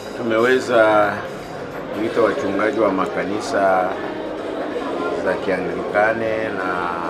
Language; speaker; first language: Swahili; native; Swahili